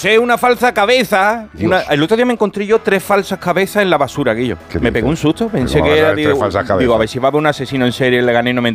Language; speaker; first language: Spanish; native; Spanish